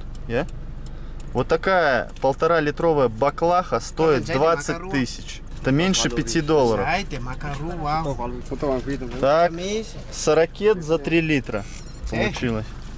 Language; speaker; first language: Russian; native; Russian